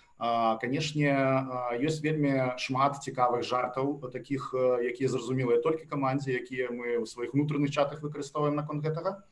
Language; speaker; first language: Belarusian; non-native, local second language; Russian